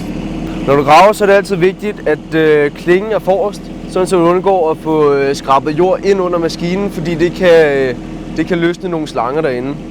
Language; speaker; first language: Danish; native; Danish